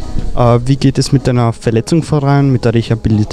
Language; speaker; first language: German; native; German